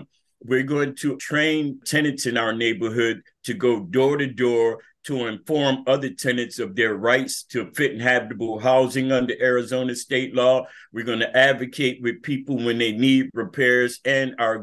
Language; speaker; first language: English; native; English